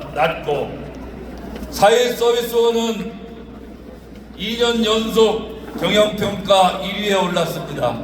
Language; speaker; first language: Korean; native; Korean